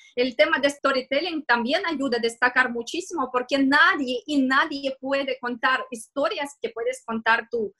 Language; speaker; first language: Spanish; non-native, fluent; Russian